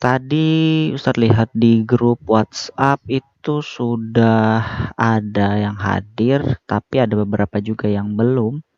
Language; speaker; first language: Indonesian; native; Indonesian